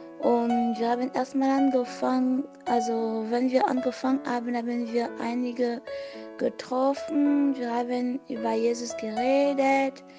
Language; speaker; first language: German; non-native, fluent; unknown